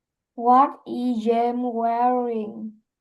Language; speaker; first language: English; non-native, learner; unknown